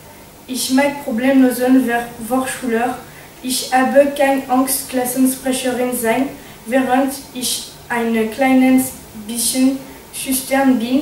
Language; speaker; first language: German; non-native, learner; French